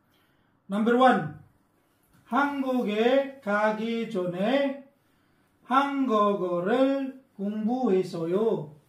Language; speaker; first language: Korean; non-native, fluent; Filipino